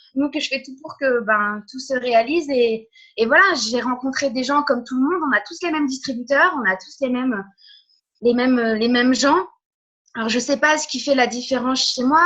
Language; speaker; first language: French; early bilingual, other home language; Portuguese